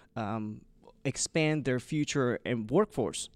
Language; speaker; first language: English; early bilingual, other home language; Chinese